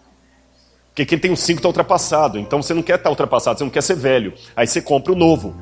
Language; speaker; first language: Portuguese; native; Portuguese